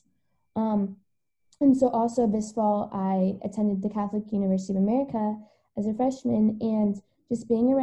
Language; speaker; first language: English; native; English